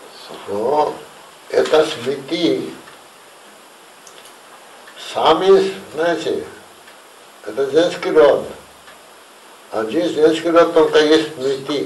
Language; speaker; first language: Russian; non-native, learner; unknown